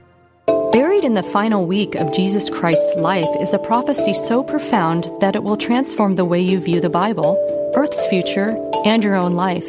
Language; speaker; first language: English; native; English